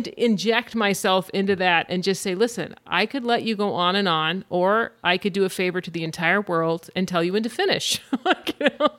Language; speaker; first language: English; native; English